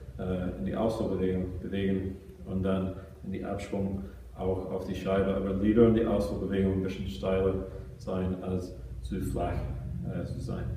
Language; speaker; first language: German; non-native, fluent; English